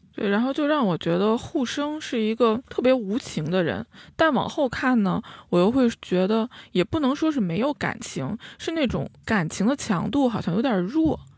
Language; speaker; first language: Chinese; native; Chinese